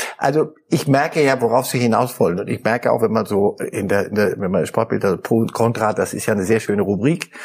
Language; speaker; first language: German; early bilingual, other home language; Polish